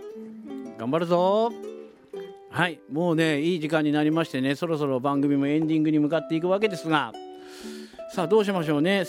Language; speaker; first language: Japanese; native; Japanese